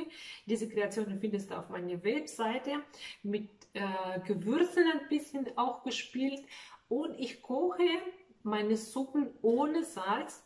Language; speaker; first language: German; non-native, fluent; Russian